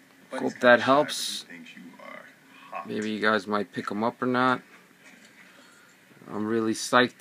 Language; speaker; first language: English; native; English